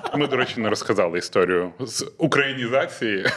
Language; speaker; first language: Ukrainian; non-native, local second language; Russian